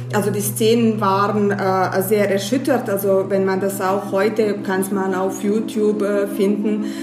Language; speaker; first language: German; non-native, fluent; Bosnian